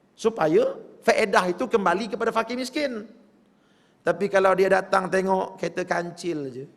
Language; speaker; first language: Malay; native; Malay